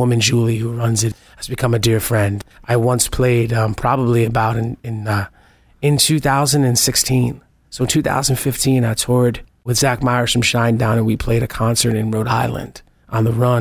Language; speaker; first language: English; native; English